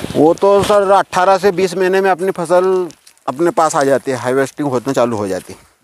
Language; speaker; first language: Hindi; native; Hindi